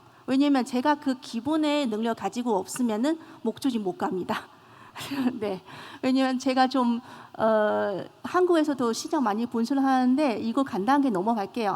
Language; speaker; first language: Korean; non-native, fluent; Chinese